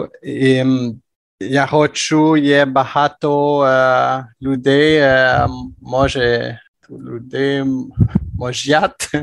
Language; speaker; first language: Ukrainian; non-native, learner; French